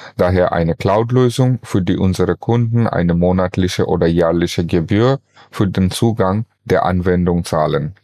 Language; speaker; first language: German; non-native, fluent; Bangla